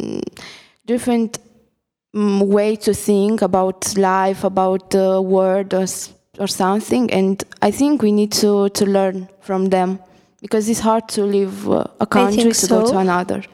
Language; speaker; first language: English; non-native, fluent; Italian